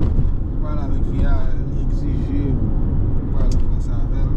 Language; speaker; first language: French; non-native, learner; Haitian Creole